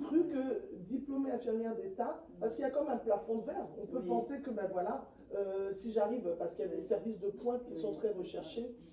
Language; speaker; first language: French; native; French